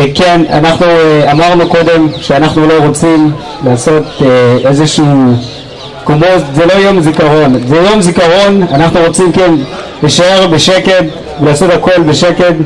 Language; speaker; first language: Hebrew; non-native, fluent; Arabic